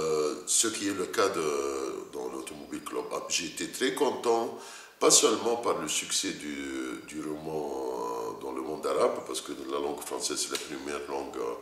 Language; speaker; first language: French; non-native, fluent; Arabic